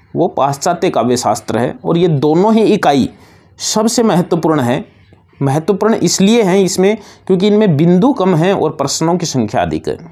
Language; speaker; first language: Hindi; native; Hindi